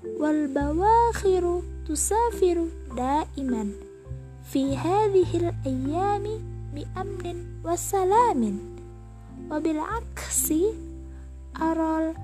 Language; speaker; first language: Arabic; non-native, learner; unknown